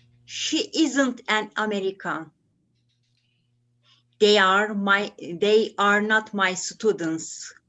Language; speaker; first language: English; non-native, learner; Turkish